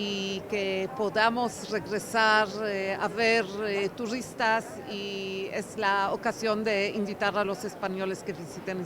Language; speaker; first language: Spanish; non-native, fluent; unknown